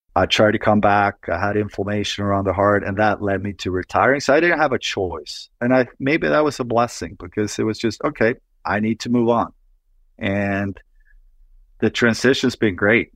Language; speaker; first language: English; non-native, fluent; Swedish